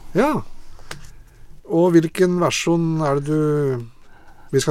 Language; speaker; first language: Norwegian; native; Norwegian